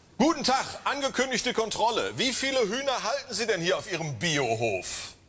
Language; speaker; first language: German; native; German